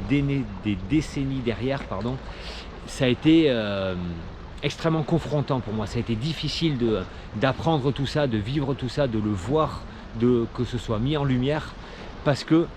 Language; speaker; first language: French; native; French